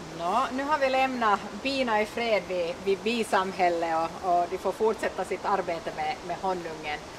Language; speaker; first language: Swedish; native; Swedish